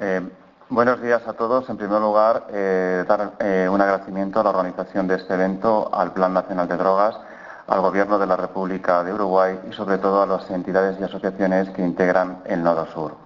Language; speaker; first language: Spanish; native; Spanish